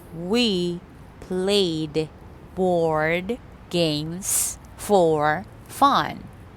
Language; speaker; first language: English; non-native, fluent; Korean